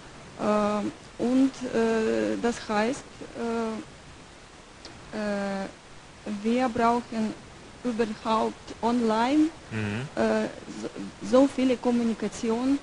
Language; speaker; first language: German; non-native, learner; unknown